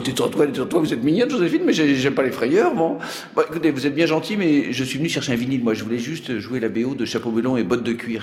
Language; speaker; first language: French; native; French